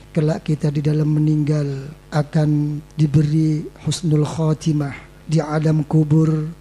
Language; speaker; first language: Malay; non-native, local second language; Javanese